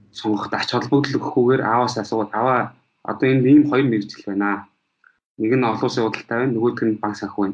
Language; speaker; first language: Mongolian; early bilingual, heritage; Mongolian